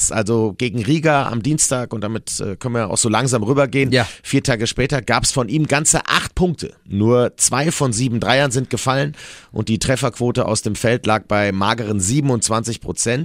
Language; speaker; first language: German; native; German